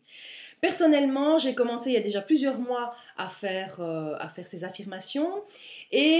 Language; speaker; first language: French; native; French